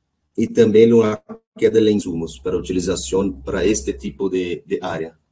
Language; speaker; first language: Spanish; non-native, learner; Portuguese